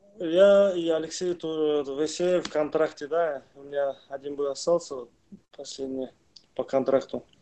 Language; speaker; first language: Russian; non-native, local second language; Kazakh